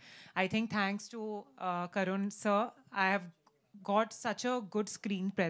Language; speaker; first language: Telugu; non-native, learner; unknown